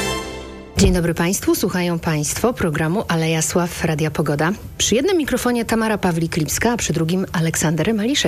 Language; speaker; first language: Polish; native; Polish